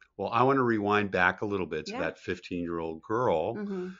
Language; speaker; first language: English; native; English